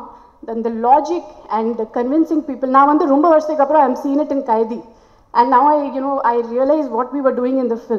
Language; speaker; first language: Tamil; non-native, local second language; Hindi